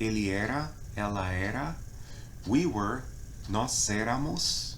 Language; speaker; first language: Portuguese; non-native, fluent; English